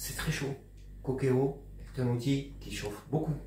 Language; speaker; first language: French; native; French